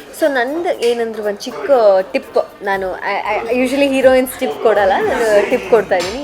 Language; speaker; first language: Kannada; non-native, local second language; Kodava